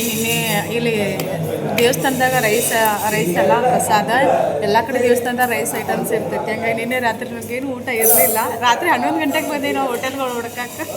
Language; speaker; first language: Kannada; native; Kannada